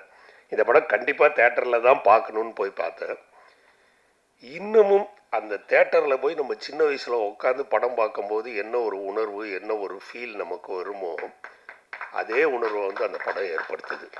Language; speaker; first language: Tamil; native; Tamil